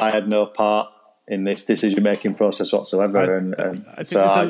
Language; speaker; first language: English; native; English